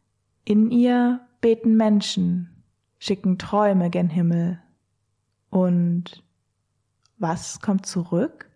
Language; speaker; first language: German; native; German